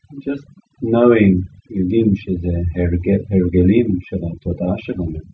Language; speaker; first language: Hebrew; non-native, fluent; English